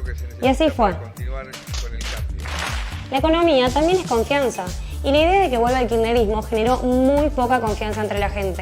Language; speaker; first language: Spanish; native; Spanish